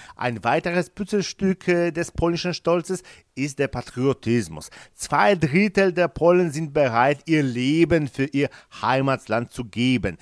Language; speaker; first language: German; non-native, fluent; Polish